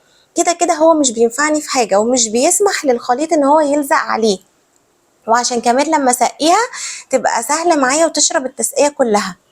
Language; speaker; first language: Arabic; native; Arabic